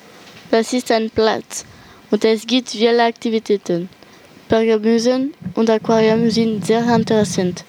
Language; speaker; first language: German; non-native, learner; French